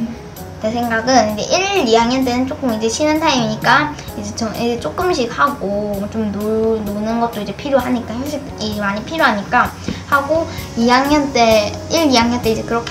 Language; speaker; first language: Korean; native; Korean